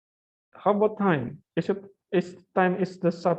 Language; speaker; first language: English; non-native, fluent; Indonesian